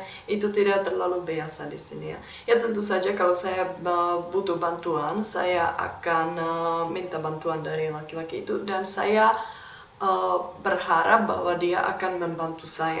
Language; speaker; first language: Indonesian; non-native, fluent; Czech